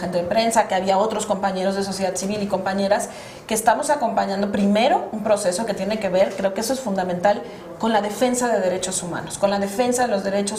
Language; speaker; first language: Spanish; native; Spanish